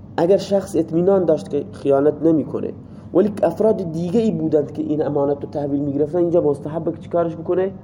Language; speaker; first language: Persian; non-native, local second language; Baluchi